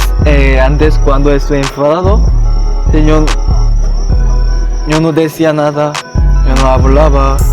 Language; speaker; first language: Spanish; non-native, learner; Korean